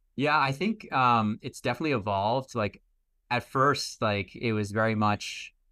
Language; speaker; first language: English; native; English